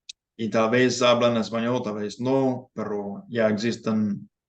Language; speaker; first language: Spanish; non-native, fluent; English